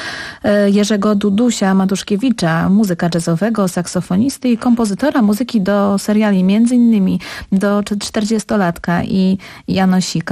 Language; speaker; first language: Polish; native; Polish